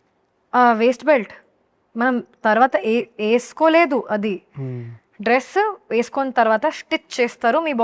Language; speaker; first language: Telugu; non-native, local second language; Hindi